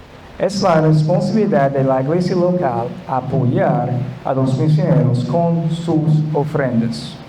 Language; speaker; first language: Spanish; non-native, fluent; English